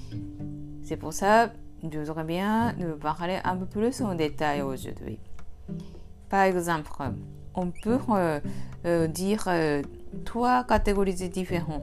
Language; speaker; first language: French; non-native, fluent; Japanese